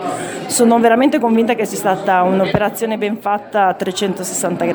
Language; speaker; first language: Italian; native; Italian